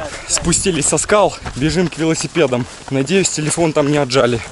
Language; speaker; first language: Russian; native; Russian